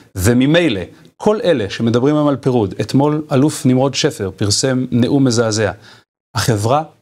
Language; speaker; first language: Hebrew; native; Hebrew